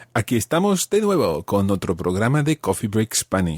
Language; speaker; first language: Spanish; non-native, fluent; English